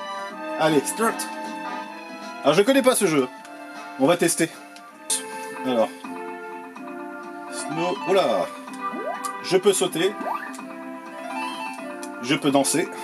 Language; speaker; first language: French; native; French